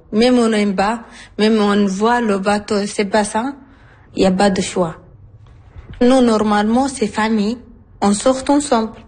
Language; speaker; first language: French; non-native, learner; Arabic